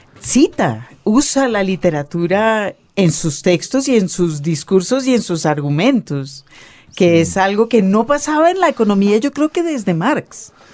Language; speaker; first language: Spanish; native; Spanish